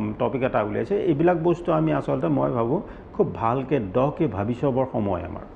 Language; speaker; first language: Assamese; native; Assamese